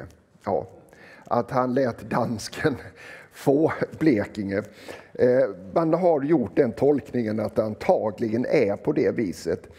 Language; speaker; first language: Swedish; native; Swedish